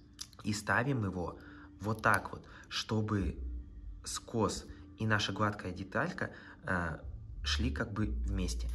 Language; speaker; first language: Russian; native; Russian